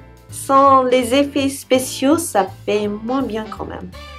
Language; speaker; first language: French; non-native, fluent; English